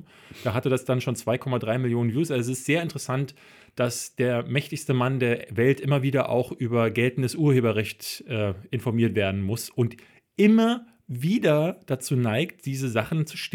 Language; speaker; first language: German; native; German